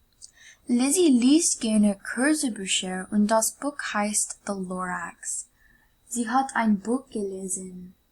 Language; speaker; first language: German; non-native, learner; English